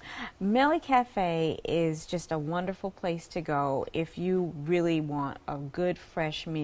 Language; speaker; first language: English; native; English